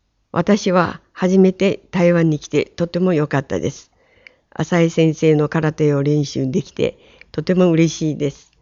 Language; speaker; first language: Japanese; non-native, fluent; Chinese